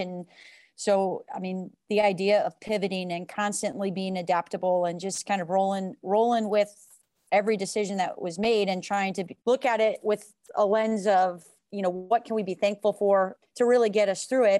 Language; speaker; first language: English; native; English